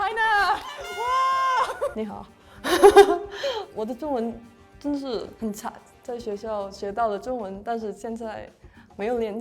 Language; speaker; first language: Chinese; non-native, learner; Indonesian